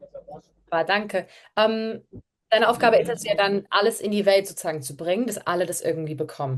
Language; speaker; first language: German; native; German